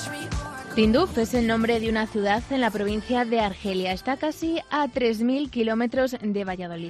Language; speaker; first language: Spanish; native; Spanish